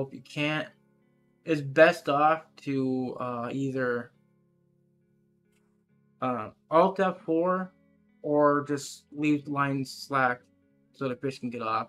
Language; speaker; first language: English; native; English